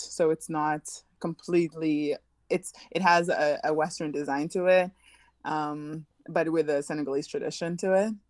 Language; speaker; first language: English; early bilingual, other home language; French